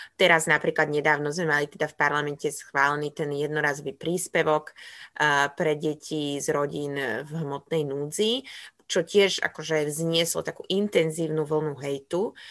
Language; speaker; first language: Slovak; native; Slovak